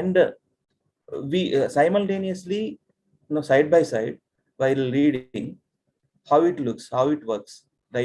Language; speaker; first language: English; non-native, local second language; Telugu